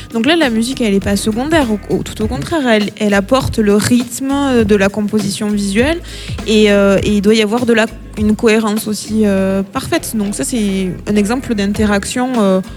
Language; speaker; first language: French; native; French